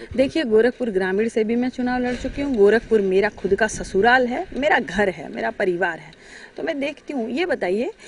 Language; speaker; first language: Hindi; native; Hindi